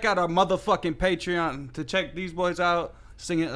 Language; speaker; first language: English; native; English